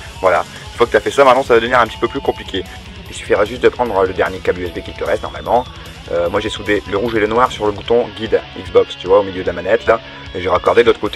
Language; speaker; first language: French; native; French